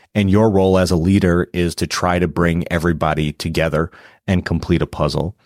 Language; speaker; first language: English; native; English